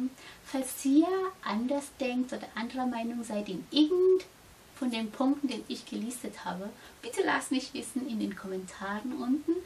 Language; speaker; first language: German; non-native, fluent; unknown